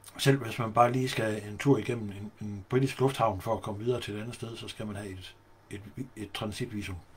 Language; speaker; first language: Danish; native; Danish